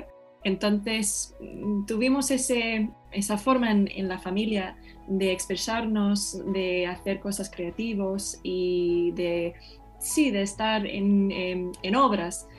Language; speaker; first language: Spanish; non-native, fluent; English